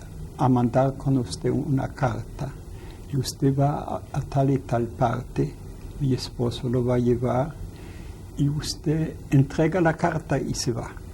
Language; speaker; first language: Spanish; non-native, fluent; Yiddish